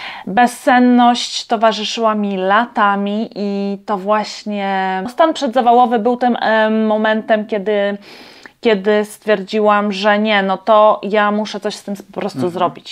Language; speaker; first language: Polish; non-native, fluent; Latvian